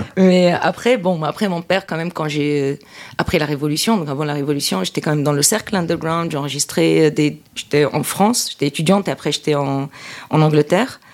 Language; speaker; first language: French; non-native, local second language; Arabic